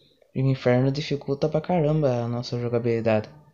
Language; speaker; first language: Portuguese; native; Portuguese